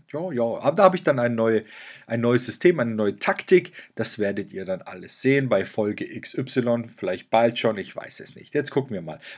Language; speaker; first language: German; native; German